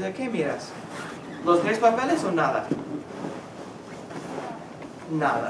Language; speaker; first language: Spanish; non-native, fluent; English